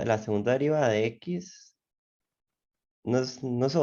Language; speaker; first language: Spanish; native; Spanish